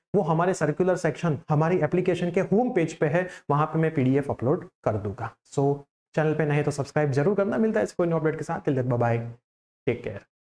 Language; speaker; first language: Hindi; non-native, local second language; Gujarati